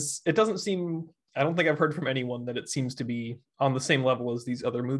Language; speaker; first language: English; native; English